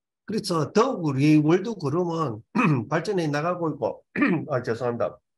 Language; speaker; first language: Korean; native; Korean